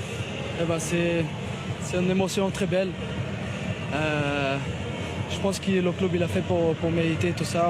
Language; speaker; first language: French; non-native, fluent; Portuguese